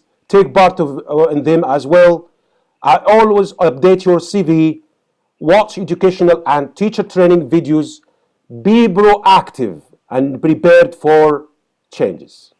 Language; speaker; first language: English; non-native, fluent; Arabic